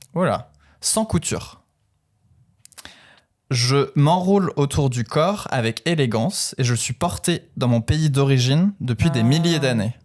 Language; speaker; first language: French; native; French